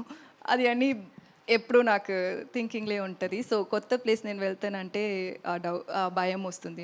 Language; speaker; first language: Telugu; non-native, learner; Tamil